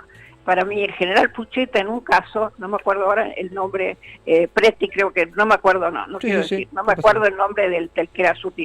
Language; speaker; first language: Spanish; native; Spanish